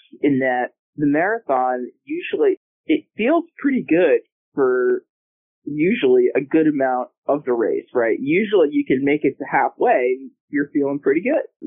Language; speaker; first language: English; native; English